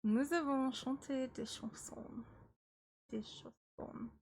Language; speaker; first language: French; non-native, learner; English